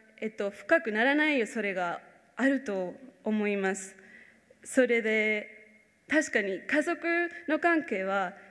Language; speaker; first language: Japanese; non-native, fluent; Spanish